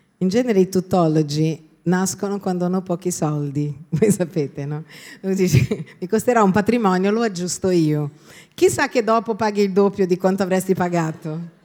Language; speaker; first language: Italian; non-native, fluent; Portuguese